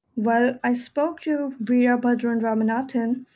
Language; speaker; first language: English; non-native, local second language; Hindi